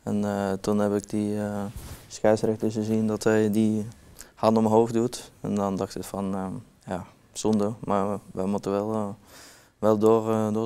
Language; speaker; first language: Dutch; non-native, learner; Norwegian